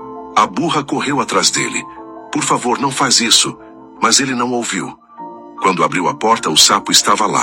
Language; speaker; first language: Portuguese; native; Portuguese